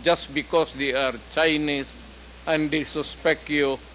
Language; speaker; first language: English; non-native, local second language; Filipino